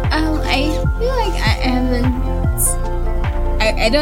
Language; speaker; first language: English; non-native, local second language; Yoruba